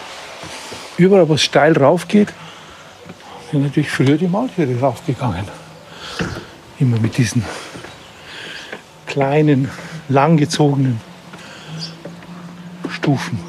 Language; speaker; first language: German; native; German